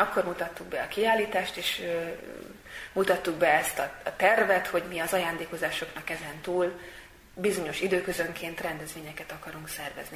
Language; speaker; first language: Hungarian; native; Hungarian